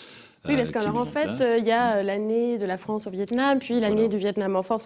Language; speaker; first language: French; native; French